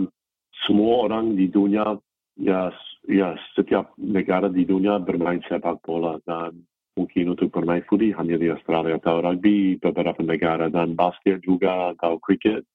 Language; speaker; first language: Indonesian; non-native, fluent; English